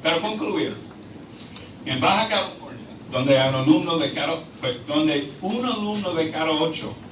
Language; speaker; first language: Spanish; non-native, fluent; English